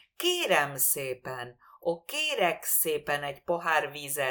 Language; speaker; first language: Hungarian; non-native, fluent; Spanish